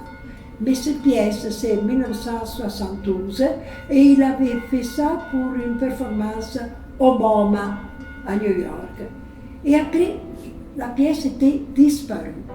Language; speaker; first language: French; non-native, fluent; Italian